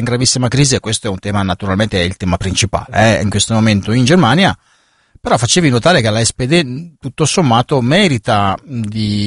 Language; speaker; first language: Italian; native; Italian